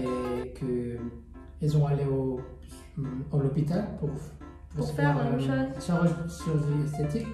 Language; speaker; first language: French; non-native, fluent; Korean